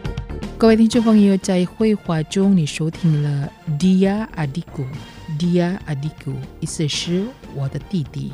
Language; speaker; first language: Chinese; non-native, fluent; Indonesian